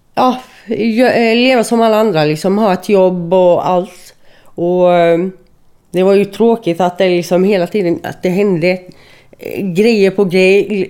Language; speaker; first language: Swedish; early bilingual, other home language; Spanish